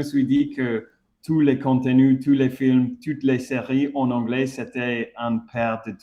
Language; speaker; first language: French; non-native, fluent; English